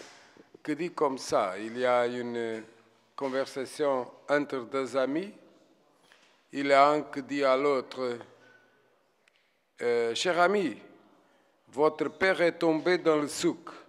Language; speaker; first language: French; non-native, fluent; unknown